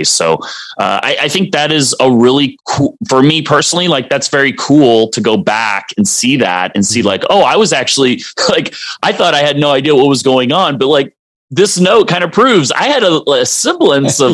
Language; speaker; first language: English; native; English